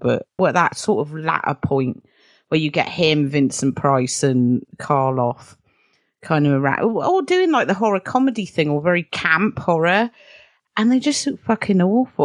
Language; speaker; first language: English; native; English